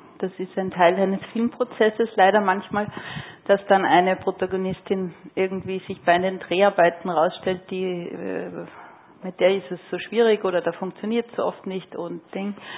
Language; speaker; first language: German; native; German